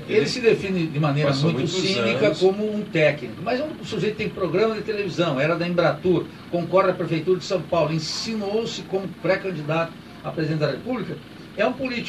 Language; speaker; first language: Portuguese; native; Portuguese